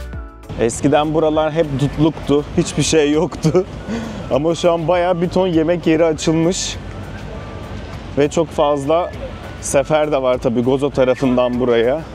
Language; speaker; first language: Turkish; native; Turkish